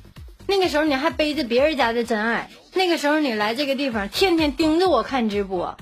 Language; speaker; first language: Chinese; native; Chinese